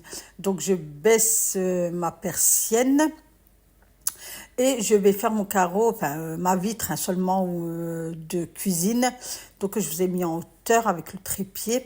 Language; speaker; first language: French; native; French